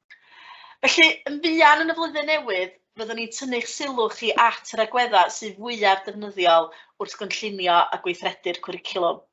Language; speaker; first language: Welsh; native; Welsh